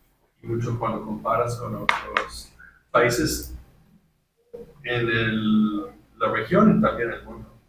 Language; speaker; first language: Spanish; non-native, fluent; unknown